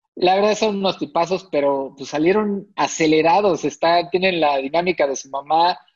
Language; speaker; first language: Spanish; native; Spanish